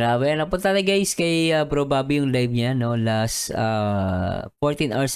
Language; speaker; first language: Filipino; native; Filipino